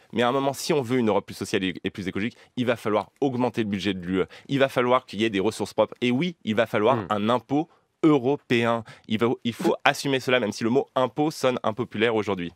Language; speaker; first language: French; native; French